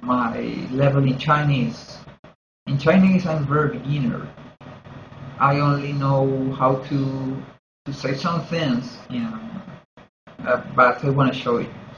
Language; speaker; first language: English; non-native, learner; Spanish